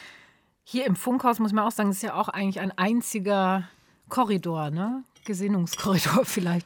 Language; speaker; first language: German; native; German